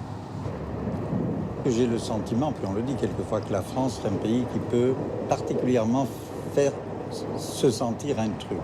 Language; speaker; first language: French; native; French